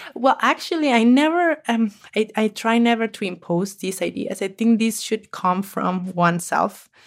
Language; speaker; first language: English; non-native, fluent; Spanish